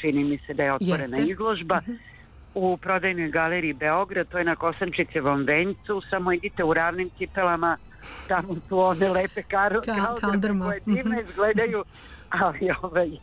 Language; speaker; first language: Serbian; native; Serbian